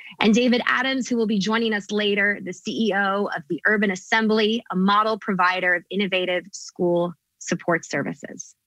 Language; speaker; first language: English; native; English